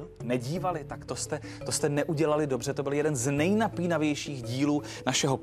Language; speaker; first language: Czech; native; Czech